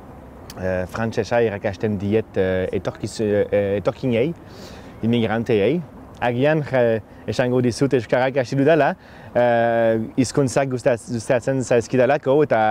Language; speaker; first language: Basque; non-native, fluent; French